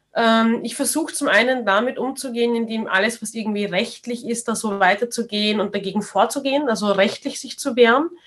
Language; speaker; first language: German; native; German